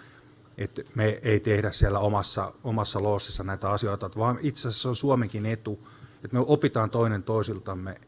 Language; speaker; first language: Finnish; native; Finnish